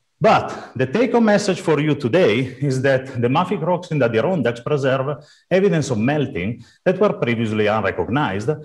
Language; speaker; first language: English; non-native, fluent; Italian